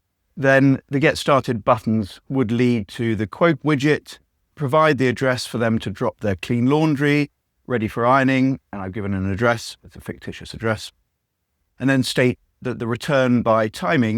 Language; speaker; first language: English; native; English